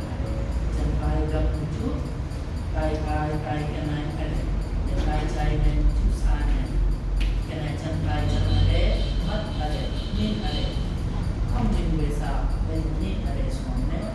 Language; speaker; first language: Vietnamese; non-native, learner; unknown